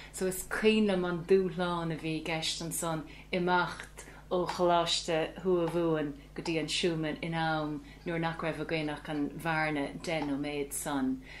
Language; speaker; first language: Irish; native; Irish